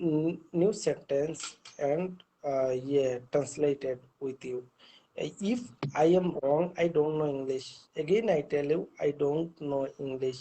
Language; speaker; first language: English; non-native, learner; Bangla